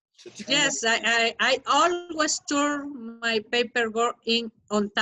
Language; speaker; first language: English; non-native, learner; Spanish